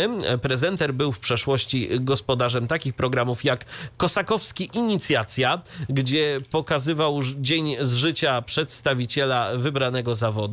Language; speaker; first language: Polish; native; Polish